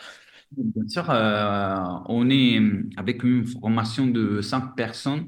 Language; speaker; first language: French; non-native, fluent; Italian